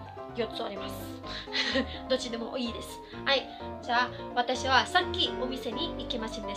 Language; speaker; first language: Japanese; non-native, fluent; Cebuano